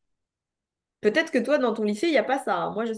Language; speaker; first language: French; native; French